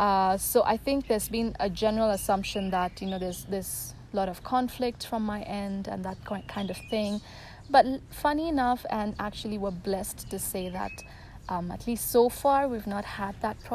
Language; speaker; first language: English; non-native, local second language; Tamil